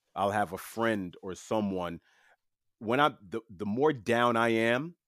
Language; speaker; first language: English; early bilingual, other home language; French